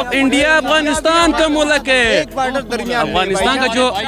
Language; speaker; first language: Hindi; non-native, fluent; Pashto